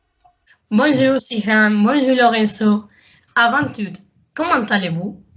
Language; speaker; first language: French; non-native, learner; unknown